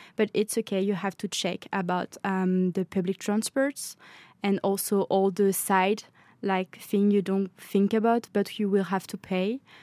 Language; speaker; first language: English; non-native, fluent; French